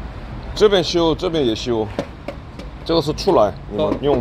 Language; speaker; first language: Chinese; non-native, learner; Korean